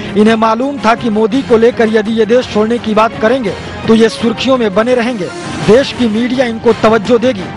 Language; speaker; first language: Hindi; native; Hindi